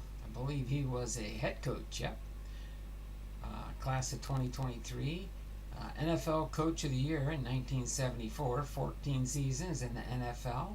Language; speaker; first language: English; native; English